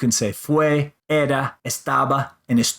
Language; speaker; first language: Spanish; non-native, fluent; English